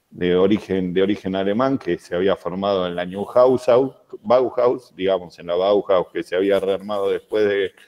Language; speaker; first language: Spanish; native; Spanish